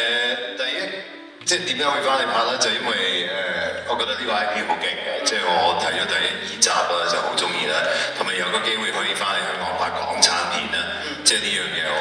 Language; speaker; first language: Cantonese; early bilingual, heritage; Cantonese